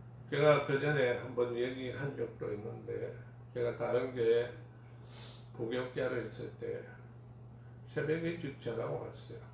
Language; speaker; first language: Korean; native; Korean